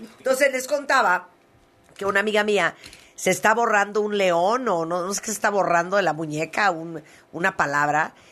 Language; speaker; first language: Spanish; native; Spanish